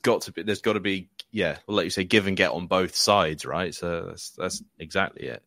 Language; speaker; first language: English; native; English